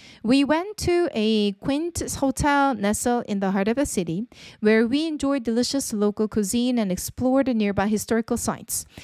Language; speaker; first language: English; non-native, fluent; Korean